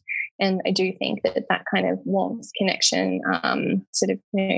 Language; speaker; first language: English; native; English